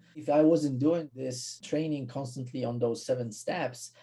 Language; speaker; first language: English; non-native, fluent; Polish